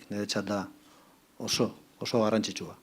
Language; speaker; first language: Basque; non-native, local second language; Spanish